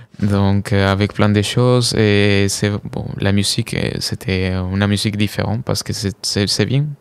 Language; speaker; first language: French; non-native, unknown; Spanish